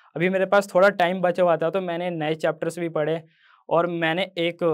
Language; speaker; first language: Hindi; native; Hindi